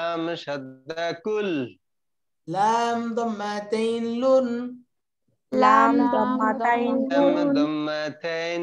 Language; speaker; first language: Arabic; non-native, learner; Bangla